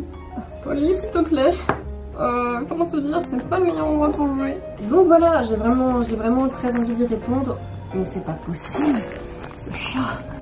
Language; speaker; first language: French; native; French